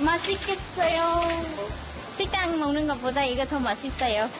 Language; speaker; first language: Korean; non-native, learner; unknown